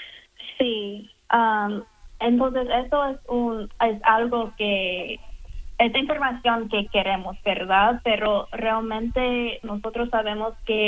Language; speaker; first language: Spanish; non-native, fluent; English